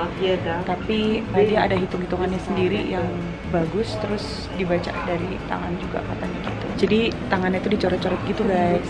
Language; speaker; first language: Indonesian; native; Indonesian